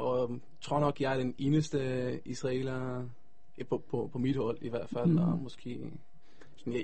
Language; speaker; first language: Danish; non-native, fluent; Hebrew